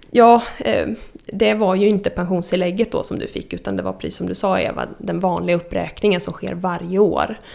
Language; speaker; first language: Swedish; native; Swedish